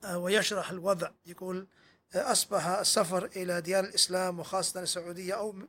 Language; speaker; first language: Arabic; non-native, fluent; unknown